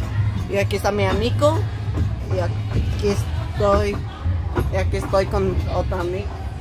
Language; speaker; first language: Spanish; early bilingual, heritage; Spanish